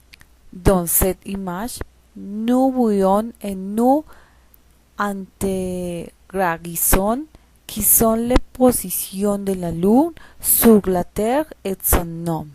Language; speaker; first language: French; non-native, learner; Spanish